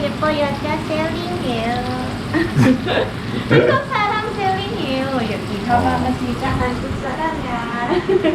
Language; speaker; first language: Korean; non-native, learner; Thai